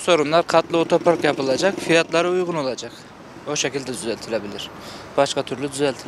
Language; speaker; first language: Turkish; native; Turkish